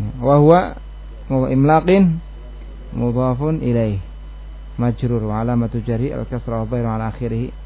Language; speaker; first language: Arabic; non-native, fluent; Indonesian